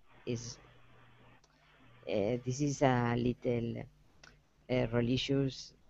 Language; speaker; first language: English; non-native, learner; Spanish